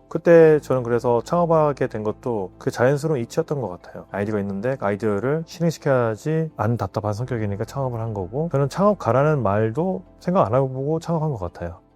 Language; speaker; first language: Korean; native; Korean